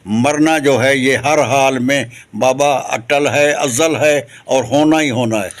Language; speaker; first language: Urdu; non-native, local second language; Sindhi